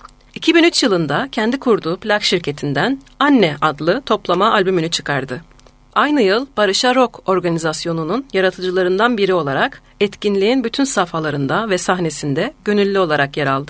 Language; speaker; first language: Turkish; native; Turkish